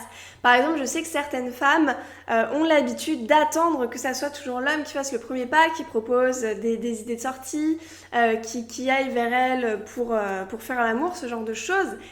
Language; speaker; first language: French; native; French